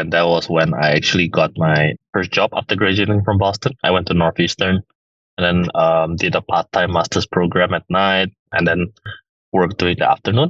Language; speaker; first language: English; early bilingual, other home language; Indonesian